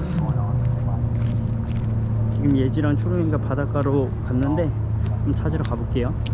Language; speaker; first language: Korean; native; Korean